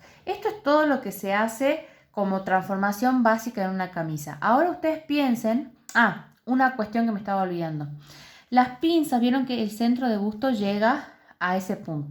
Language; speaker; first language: Spanish; native; Spanish